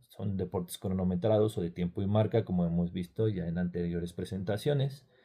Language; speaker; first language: Spanish; native; Spanish